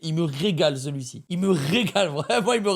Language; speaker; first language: French; native; French